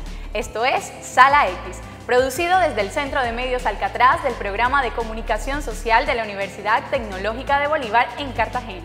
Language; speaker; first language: Spanish; native; Spanish